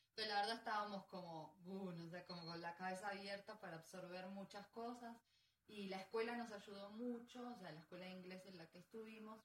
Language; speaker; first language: Spanish; native; Spanish